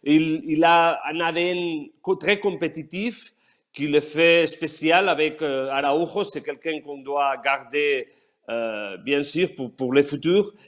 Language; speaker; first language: French; non-native, fluent; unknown